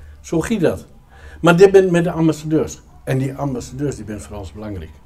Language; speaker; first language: Dutch; native; Dutch